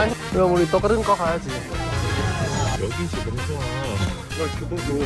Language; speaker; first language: Korean; non-native, learner; Thai